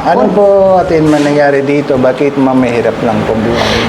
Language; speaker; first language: Filipino; non-native, learner; Punjabi